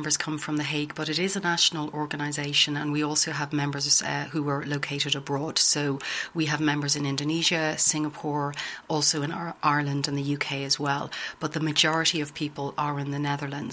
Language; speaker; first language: English; native; English